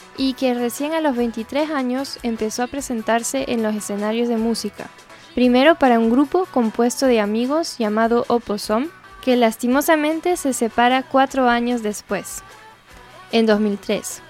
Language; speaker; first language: Spanish; non-native, fluent; French